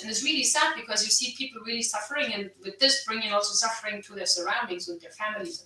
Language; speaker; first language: English; non-native, fluent; German